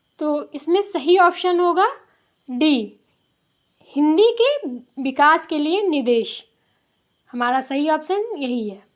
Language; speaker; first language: Hindi; native; Hindi